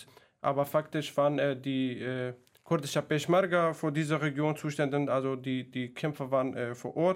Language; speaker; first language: German; non-native, fluent; Kurdish